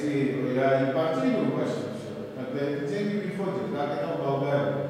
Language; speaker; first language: Russian; non-native, learner; Bulgarian